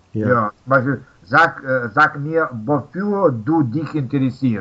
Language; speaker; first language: German; non-native, learner; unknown